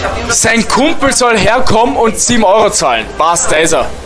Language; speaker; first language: German; native; German